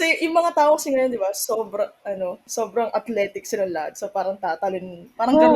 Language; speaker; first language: Filipino; native; Filipino